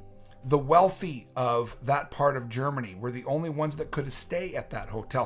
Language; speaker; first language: English; native; English